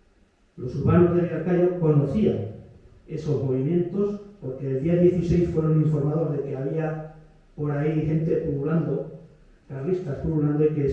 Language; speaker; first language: Spanish; native; Spanish